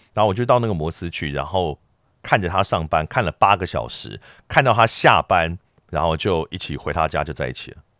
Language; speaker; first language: Chinese; native; Chinese